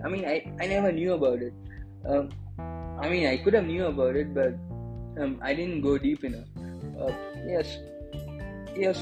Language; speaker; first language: English; non-native, local second language; Tamil